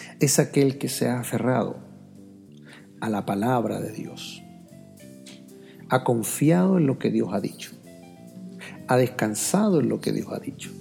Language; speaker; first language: Spanish; native; Spanish